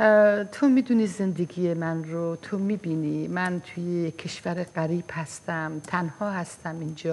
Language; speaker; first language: Persian; non-native, fluent; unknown